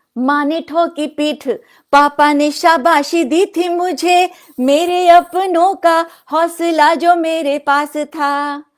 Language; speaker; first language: Hindi; non-native, local second language; Odia